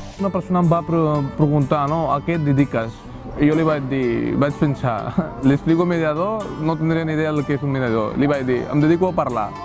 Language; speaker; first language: Catalan; non-native, fluent; Urdu